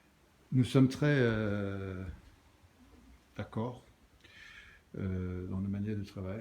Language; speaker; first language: French; non-native, learner; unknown